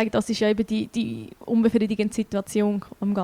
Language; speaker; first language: German; native; German